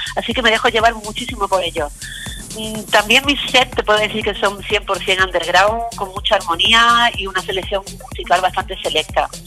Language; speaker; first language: Spanish; native; Spanish